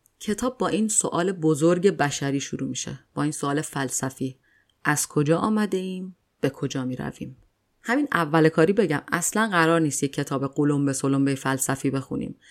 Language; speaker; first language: Persian; native; Persian